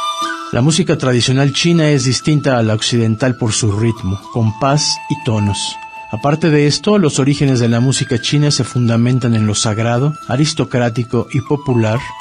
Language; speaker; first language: Spanish; native; Spanish